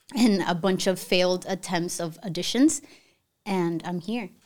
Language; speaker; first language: English; early bilingual, other home language; Spanish